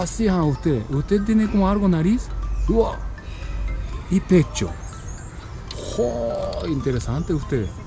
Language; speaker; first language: Spanish; non-native, learner; Japanese